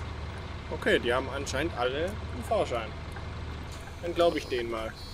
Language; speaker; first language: German; native; German